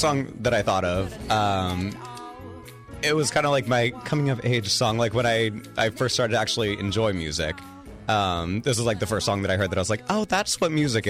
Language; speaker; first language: English; native; English